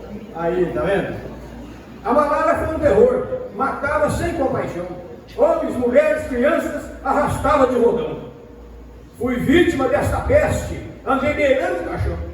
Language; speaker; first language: Portuguese; native; Portuguese